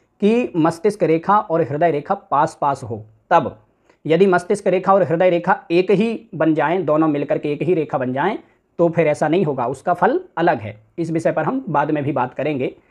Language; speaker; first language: Hindi; native; Hindi